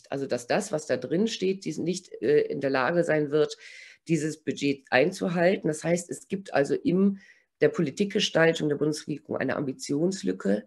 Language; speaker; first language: German; native; German